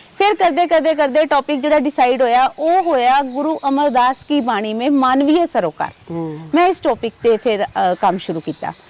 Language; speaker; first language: Punjabi; non-native, local second language; Hindi